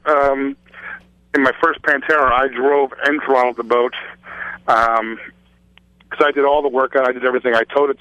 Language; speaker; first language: English; native; English